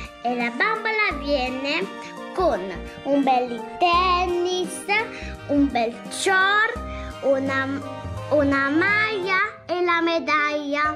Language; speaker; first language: Italian; early bilingual, other home language; Spanish